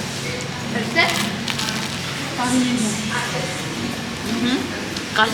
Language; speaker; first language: Spanish; early bilingual, heritage; Spanish